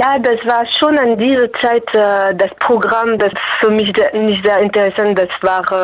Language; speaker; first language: German; non-native, fluent; French